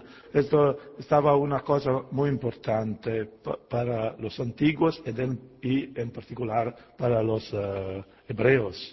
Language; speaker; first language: Spanish; non-native, fluent; Italian